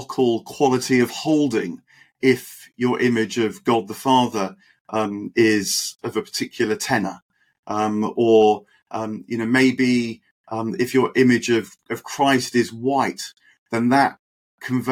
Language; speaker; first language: English; native; English